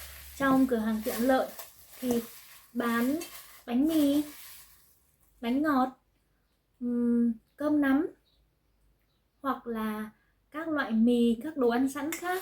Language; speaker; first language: Vietnamese; native; Vietnamese